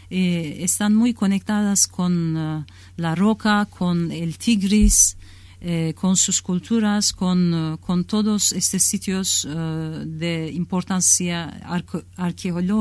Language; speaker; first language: Spanish; non-native, learner; Kurdish